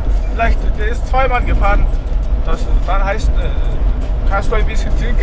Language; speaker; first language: German; non-native, fluent; Mongolian